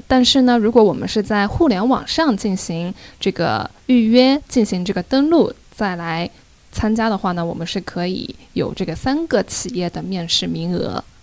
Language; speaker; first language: Chinese; native; Chinese